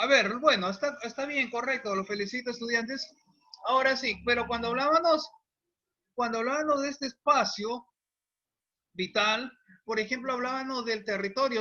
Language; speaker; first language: Spanish; native; Spanish